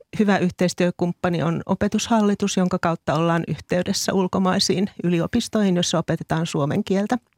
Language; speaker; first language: Finnish; native; Finnish